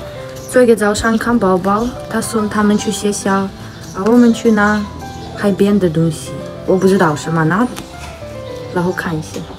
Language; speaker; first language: Chinese; non-native, learner; Ukrainian